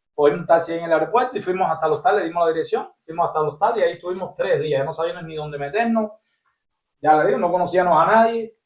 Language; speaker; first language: Spanish; native; Spanish